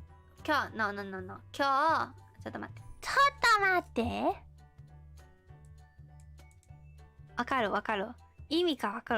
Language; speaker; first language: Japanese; non-native, learner; English